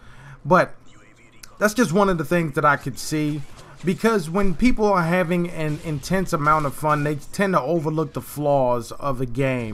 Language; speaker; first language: English; native; English